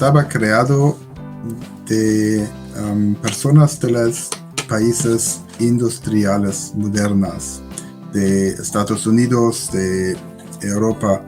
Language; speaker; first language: Spanish; non-native, learner; German